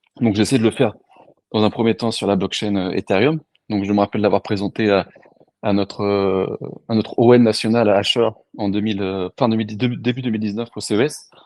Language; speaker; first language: French; native; French